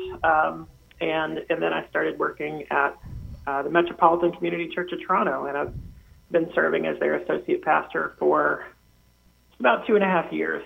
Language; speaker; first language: English; native; English